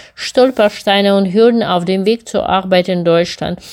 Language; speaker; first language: German; non-native, fluent; Ukrainian